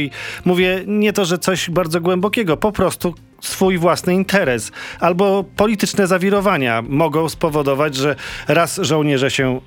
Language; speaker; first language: Polish; native; Polish